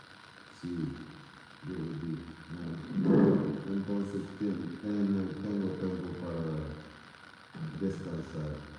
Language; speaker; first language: Spanish; non-native, learner; Portuguese